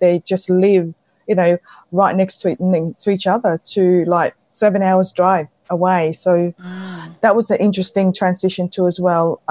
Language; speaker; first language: English; non-native, fluent; Samoan